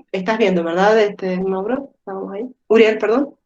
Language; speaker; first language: Spanish; native; Spanish